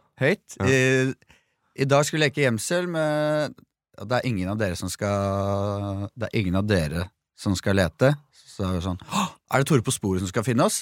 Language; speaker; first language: Norwegian; native; Norwegian